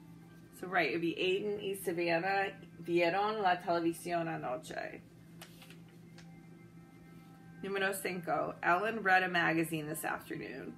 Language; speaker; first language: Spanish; non-native, fluent; English